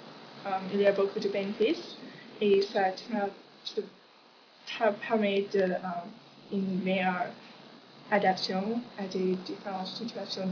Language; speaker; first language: French; non-native, learner; English